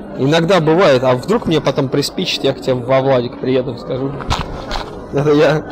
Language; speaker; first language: Russian; native; Russian